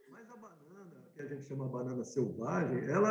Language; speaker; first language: Portuguese; native; Portuguese